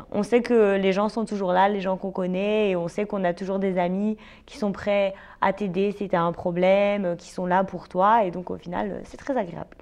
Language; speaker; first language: French; native; French